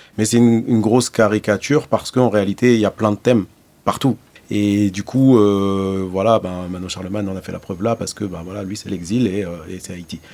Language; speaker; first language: French; non-native, local second language; Arabic